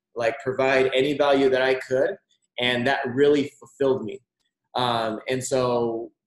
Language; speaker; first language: English; native; English